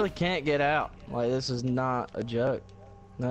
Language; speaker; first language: English; native; English